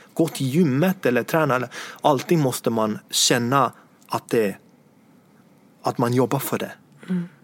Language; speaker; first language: Swedish; non-native, fluent; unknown